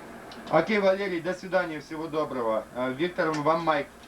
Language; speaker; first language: Russian; native; Russian